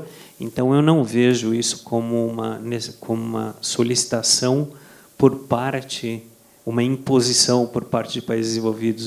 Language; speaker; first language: Portuguese; non-native, fluent; Spanish